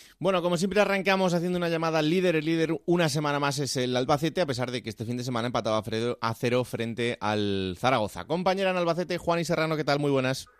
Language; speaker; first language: Spanish; native; Spanish